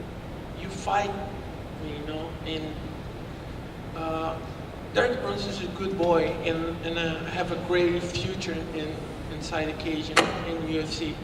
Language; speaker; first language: English; non-native, learner; Portuguese